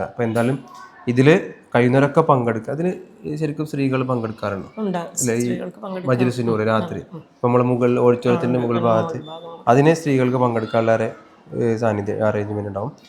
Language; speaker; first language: Malayalam; native; Malayalam